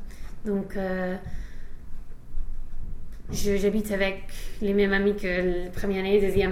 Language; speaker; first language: French; non-native, fluent; English